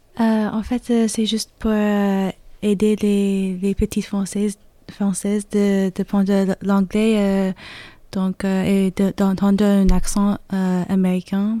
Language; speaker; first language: French; non-native, learner; English